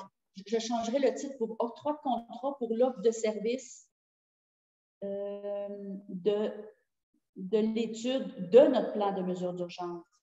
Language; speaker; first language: French; native; French